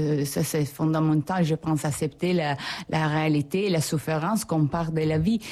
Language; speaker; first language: French; non-native, fluent; Italian